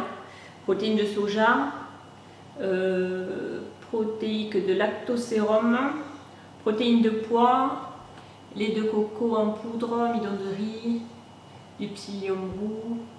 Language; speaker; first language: French; native; French